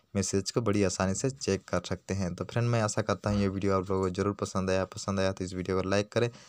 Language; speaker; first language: Hindi; native; Hindi